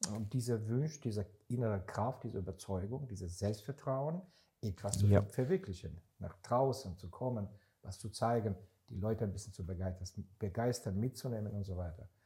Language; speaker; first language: German; non-native, fluent; Hebrew